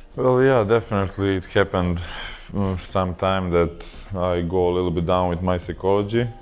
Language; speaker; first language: English; non-native, fluent; Croatian